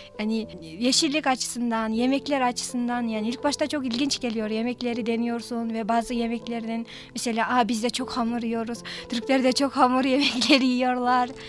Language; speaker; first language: Turkish; non-native, fluent; Kyrgyz